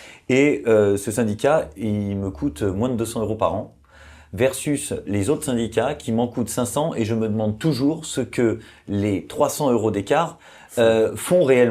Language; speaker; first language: French; native; French